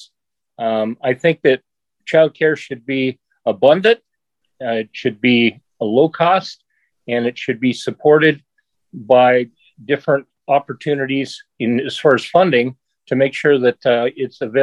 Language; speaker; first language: English; native; English